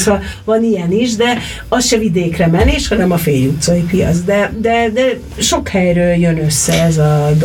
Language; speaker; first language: Hungarian; native; Hungarian